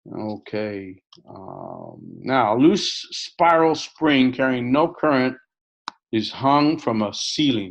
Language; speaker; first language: English; native; English